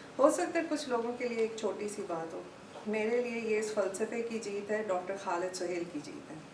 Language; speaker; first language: Urdu; native; Urdu